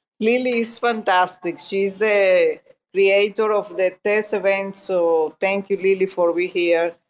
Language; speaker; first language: English; non-native, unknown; Italian